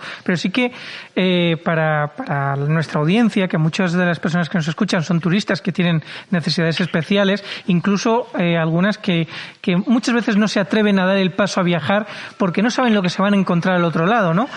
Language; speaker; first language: Spanish; native; Spanish